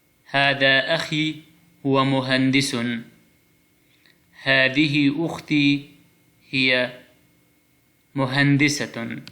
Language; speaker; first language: Arabic; non-native, fluent; Pashto